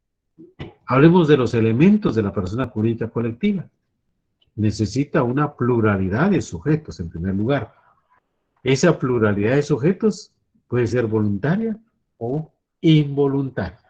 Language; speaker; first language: Spanish; native; Spanish